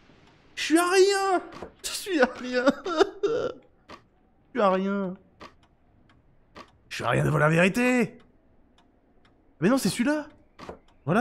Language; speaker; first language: French; native; French